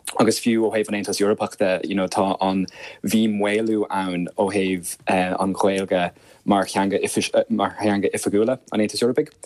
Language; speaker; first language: Irish; non-native, local second language; English